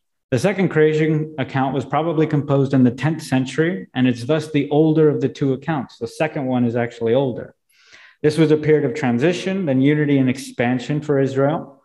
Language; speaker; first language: English; native; English